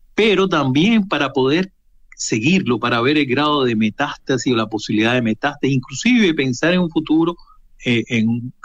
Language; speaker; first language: Spanish; native; Spanish